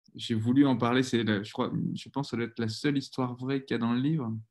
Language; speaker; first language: French; native; French